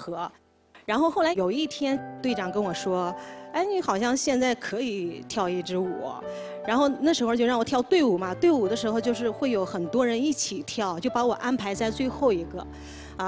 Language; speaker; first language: Chinese; native; Chinese